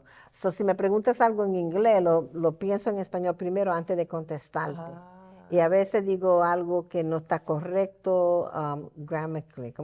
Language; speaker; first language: Spanish; early bilingual, heritage; Spanish